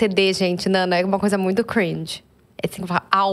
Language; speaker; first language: Portuguese; native; Portuguese